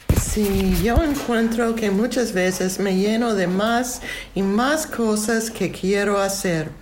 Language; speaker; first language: Spanish; non-native, learner; English